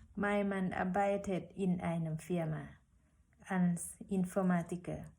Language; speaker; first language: German; non-native, learner; Thai